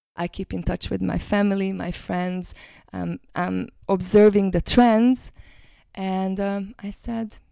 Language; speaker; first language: English; non-native, fluent; Hungarian